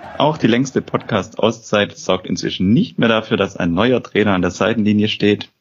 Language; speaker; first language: German; native; German